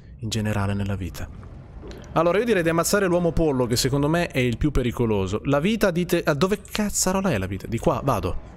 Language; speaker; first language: Italian; native; Italian